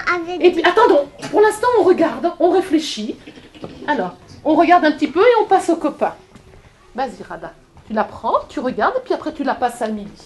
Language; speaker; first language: French; native; French